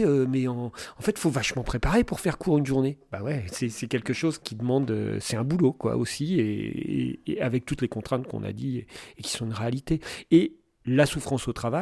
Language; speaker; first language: French; native; French